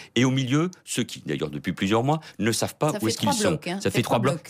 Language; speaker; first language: French; early bilingual, other home language; Catalan